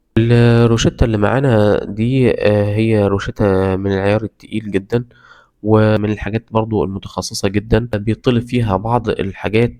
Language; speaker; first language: Arabic; native; Arabic